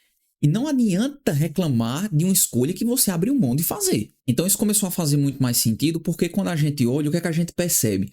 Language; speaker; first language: Portuguese; native; Portuguese